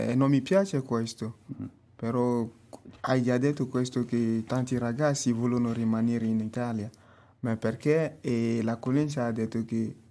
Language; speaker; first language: Italian; non-native, fluent; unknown